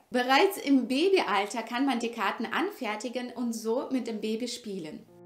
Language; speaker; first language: German; non-native, fluent; Russian